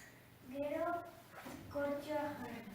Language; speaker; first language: Basque; non-native, local second language; Spanish